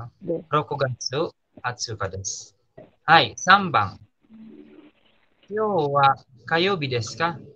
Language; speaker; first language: Japanese; non-native, fluent; Filipino